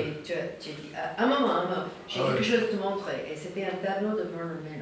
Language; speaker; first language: French; non-native, fluent; English